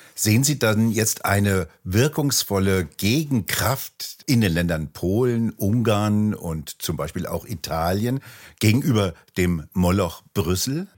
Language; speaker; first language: German; native; German